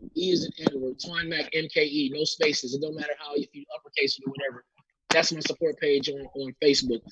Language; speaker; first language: English; native; English